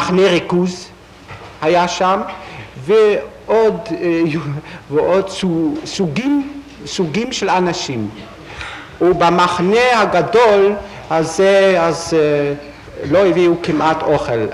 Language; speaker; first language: Hebrew; non-native, fluent; Dutch